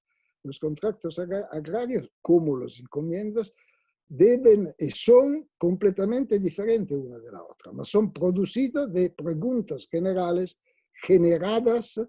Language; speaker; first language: Spanish; non-native, fluent; Italian